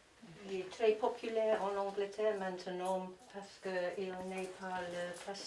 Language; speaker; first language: French; non-native, learner; English